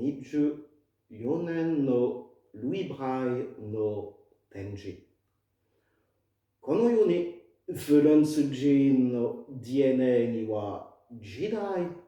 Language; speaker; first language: Japanese; non-native, fluent; French